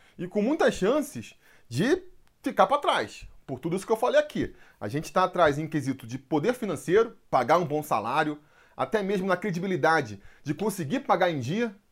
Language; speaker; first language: Portuguese; native; Portuguese